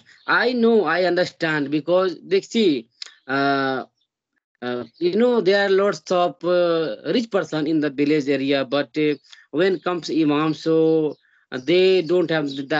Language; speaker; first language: English; non-native, learner; Hindi